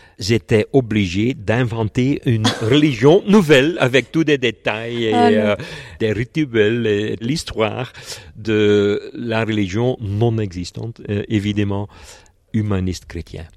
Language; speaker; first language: French; non-native, local second language; Dutch